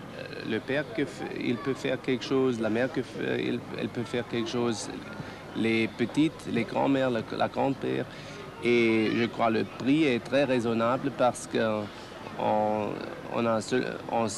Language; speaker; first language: French; non-native, fluent; German